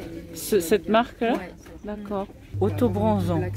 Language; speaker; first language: French; non-native, fluent; Japanese